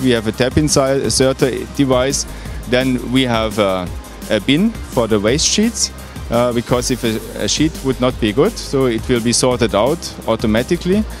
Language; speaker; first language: English; non-native, fluent; German